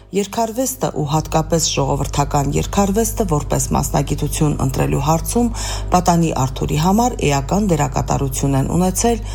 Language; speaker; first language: Armenian; native; Armenian